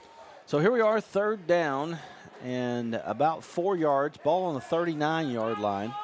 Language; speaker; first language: English; native; English